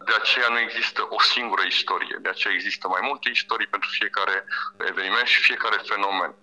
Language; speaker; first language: Romanian; native; Romanian